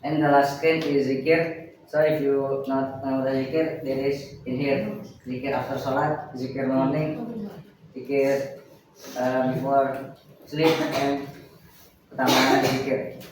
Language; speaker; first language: English; non-native, learner; Indonesian